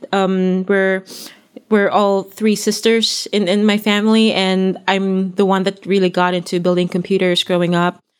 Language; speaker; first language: English; non-native, local second language; Filipino